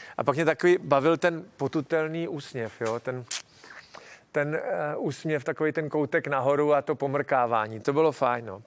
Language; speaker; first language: Czech; native; Czech